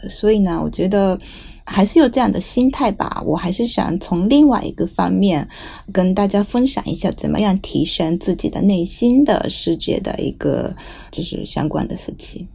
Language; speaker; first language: Chinese; non-native, fluent; Japanese